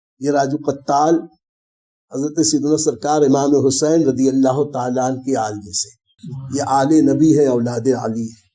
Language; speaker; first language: Urdu; native; Urdu